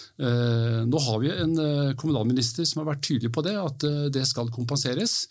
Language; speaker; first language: Norwegian; early bilingual, heritage; Norwegian